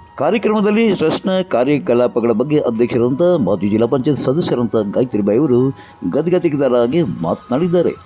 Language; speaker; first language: Kannada; native; Kannada